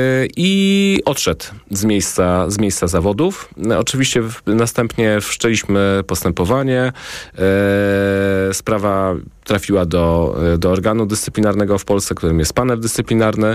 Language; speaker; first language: Polish; native; Polish